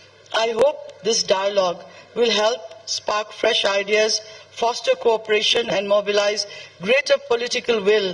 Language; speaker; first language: English; non-native, fluent; Nepali